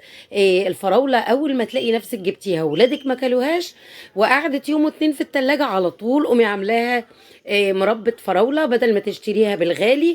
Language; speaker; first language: Arabic; native; Arabic